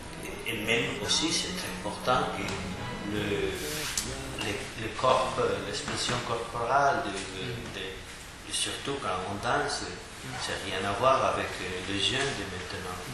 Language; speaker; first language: French; non-native, fluent; Spanish